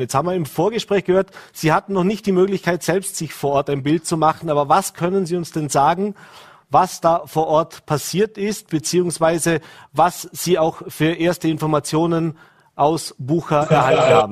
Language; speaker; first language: German; native; German